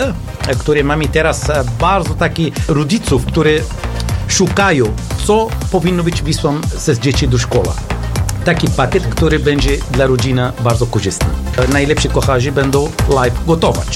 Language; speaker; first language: Polish; non-native, learner; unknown